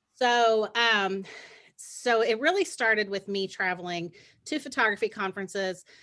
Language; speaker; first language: English; native; English